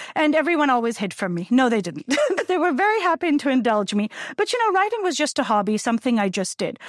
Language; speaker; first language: English; non-native, local second language; Urdu